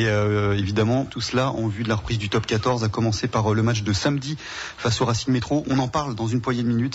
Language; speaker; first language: French; native; French